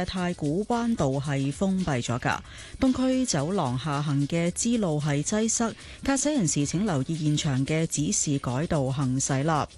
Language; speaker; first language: Cantonese; native; Cantonese